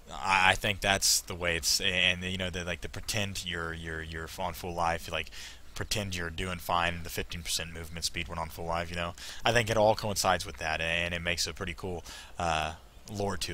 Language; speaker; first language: English; native; English